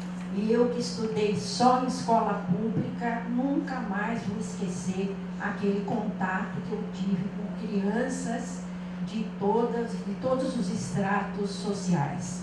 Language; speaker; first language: Portuguese; native; Portuguese